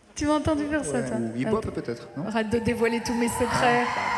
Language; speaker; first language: French; native; French